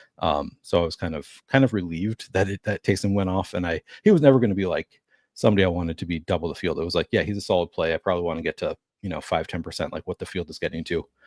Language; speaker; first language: English; native; English